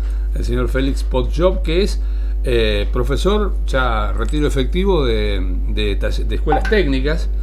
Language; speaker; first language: Spanish; native; Spanish